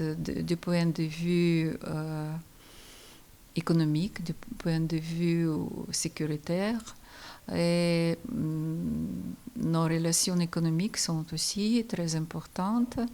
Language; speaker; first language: French; non-native, fluent; Ukrainian